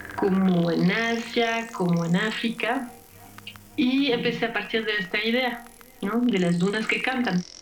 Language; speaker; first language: Spanish; non-native, fluent; French